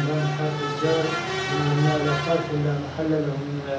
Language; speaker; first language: Arabic; non-native, learner; Chechen